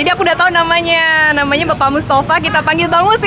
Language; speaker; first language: Indonesian; native; Indonesian